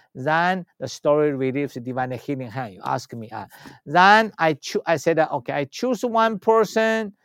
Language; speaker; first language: English; non-native, learner; Chinese